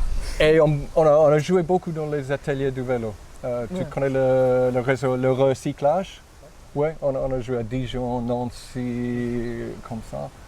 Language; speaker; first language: French; non-native, fluent; English